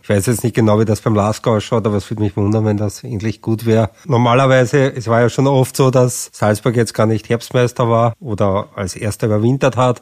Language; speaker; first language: German; native; German